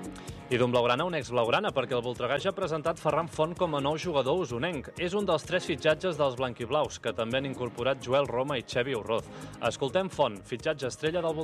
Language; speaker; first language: Catalan; native; Catalan